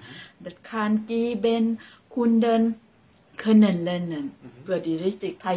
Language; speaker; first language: German; non-native, learner; Thai